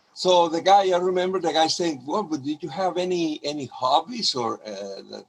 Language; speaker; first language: English; non-native, fluent; Spanish